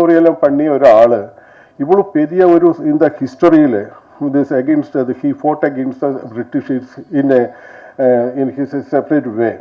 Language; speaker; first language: Tamil; non-native, learner; Malayalam